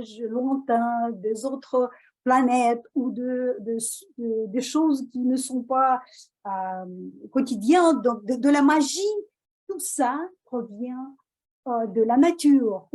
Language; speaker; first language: French; non-native, fluent; Russian